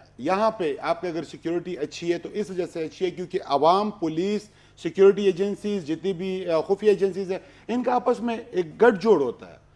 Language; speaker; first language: Urdu; non-native, local second language; Pashto